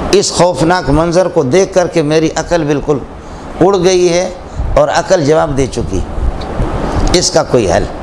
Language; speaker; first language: Urdu; non-native, local second language; Baluchi